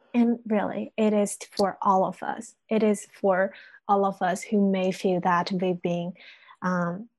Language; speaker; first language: English; non-native, fluent; Chinese